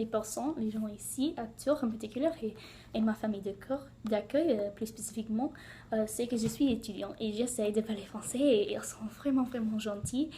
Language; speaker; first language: French; non-native, learner; English